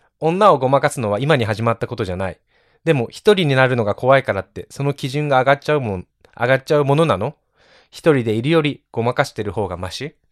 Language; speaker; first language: Japanese; native; Japanese